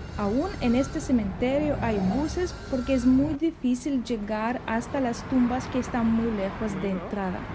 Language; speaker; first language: Spanish; non-native, fluent; Russian